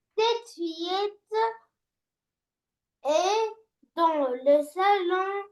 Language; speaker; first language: French; non-native, learner; Arabic